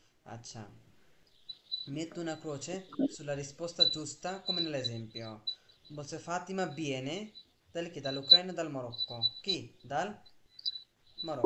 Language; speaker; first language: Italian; non-native, fluent; Bangla